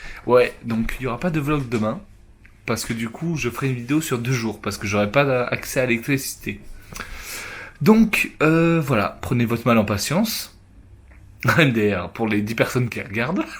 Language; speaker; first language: French; native; French